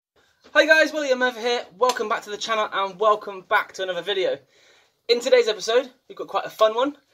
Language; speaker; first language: English; native; English